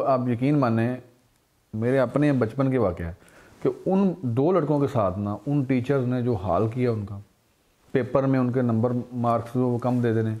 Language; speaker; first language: Urdu; native; Urdu